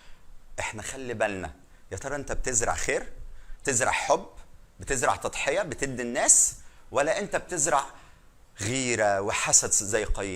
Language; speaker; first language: Arabic; native; Arabic